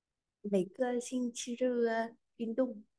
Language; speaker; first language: Chinese; non-native, learner; Vietnamese